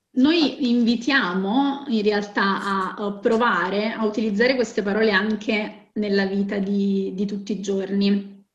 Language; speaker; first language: Italian; native; Italian